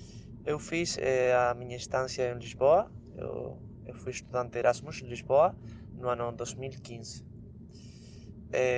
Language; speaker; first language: Portuguese; non-native, fluent; Spanish